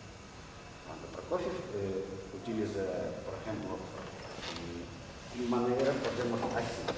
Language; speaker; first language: Spanish; non-native, learner; Russian